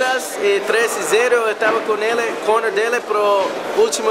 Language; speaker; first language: Portuguese; non-native, learner; English